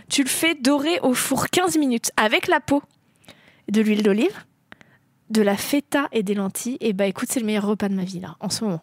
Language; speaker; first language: French; native; French